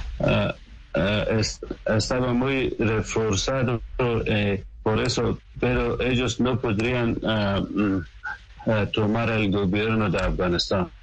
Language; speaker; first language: Spanish; non-native, learner; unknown